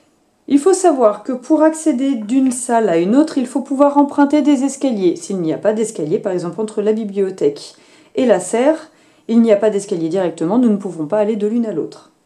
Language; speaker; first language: French; native; French